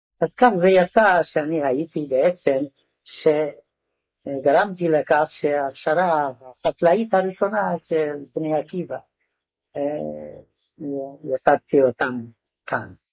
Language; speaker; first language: Hebrew; non-native, fluent; Hungarian